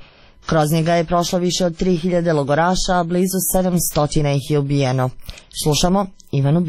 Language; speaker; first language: Croatian; native; Croatian